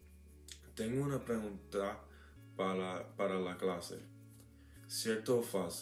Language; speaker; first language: Spanish; non-native, learner; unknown